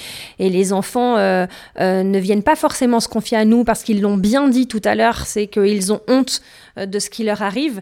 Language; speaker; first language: French; native; French